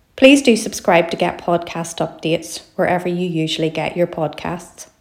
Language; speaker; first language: English; native; English